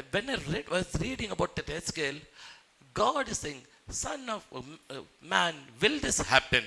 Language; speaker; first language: English; non-native, local second language; Marathi